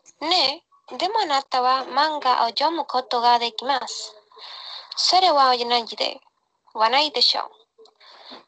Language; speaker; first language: Japanese; non-native, learner; Spanish